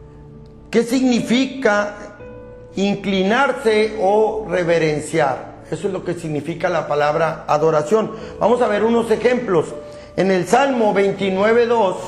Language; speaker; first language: Spanish; native; Spanish